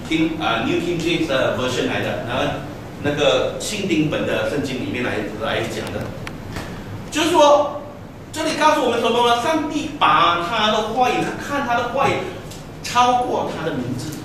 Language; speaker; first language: Chinese; native; Chinese